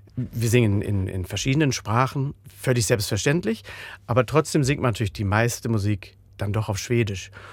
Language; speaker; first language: German; native; German